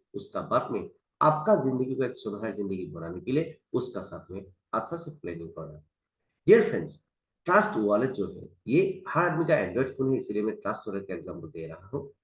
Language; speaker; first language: Hindi; non-native, local second language; Assamese